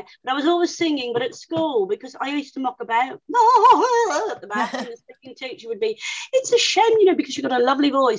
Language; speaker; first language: English; native; English